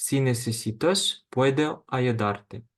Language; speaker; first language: Spanish; non-native, fluent; Ukrainian